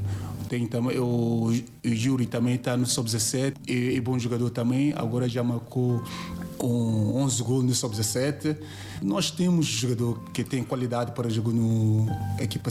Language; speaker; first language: Portuguese; non-native, learner; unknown